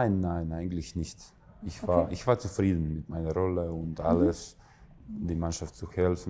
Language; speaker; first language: German; non-native, fluent; Croatian